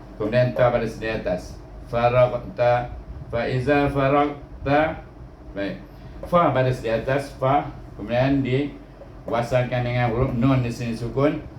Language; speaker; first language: Malay; native; Malay